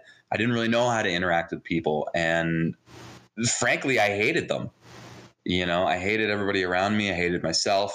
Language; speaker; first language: English; early bilingual, other home language; Hebrew